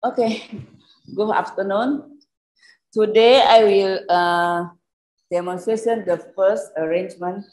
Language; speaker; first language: English; non-native, fluent; Indonesian